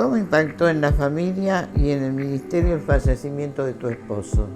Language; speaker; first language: Spanish; native; Spanish